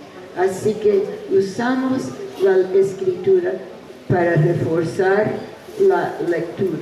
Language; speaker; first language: Spanish; non-native, fluent; English